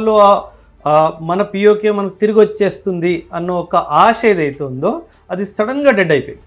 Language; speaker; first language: Telugu; non-native, local second language; Punjabi